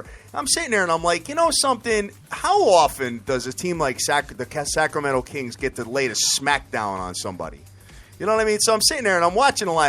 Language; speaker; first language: English; native; English